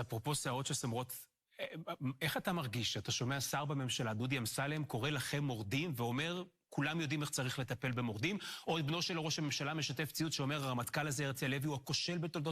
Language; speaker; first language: Hebrew; native; Hebrew